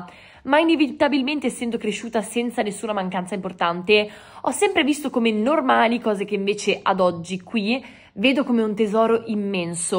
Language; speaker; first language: Italian; native; Italian